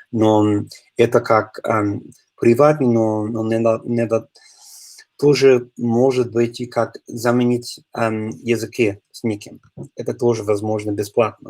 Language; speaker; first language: Russian; non-native, learner; English